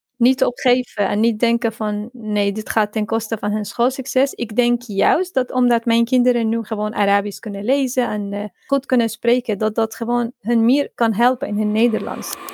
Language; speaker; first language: Dutch; non-native, fluent; Arabic